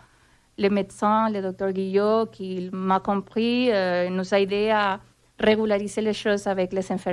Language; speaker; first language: French; non-native, fluent; Spanish